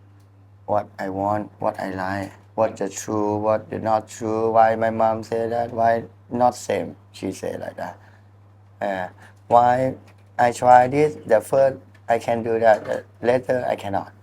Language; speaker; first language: English; non-native, learner; Thai